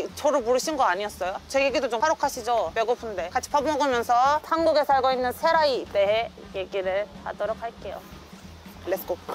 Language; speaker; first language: Korean; non-native, fluent; Turkish